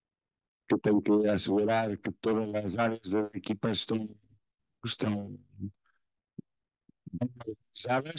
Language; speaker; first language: Spanish; non-native, fluent; Portuguese